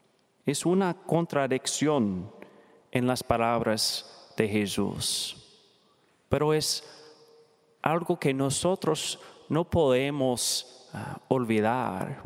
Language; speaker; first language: Spanish; non-native, learner; English